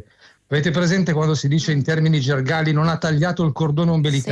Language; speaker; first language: Italian; native; Italian